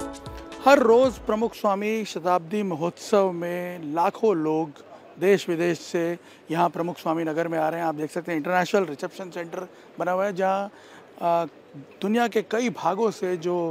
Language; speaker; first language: Hindi; native; Hindi